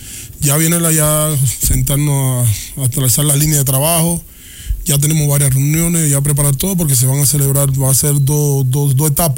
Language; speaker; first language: Spanish; native; Spanish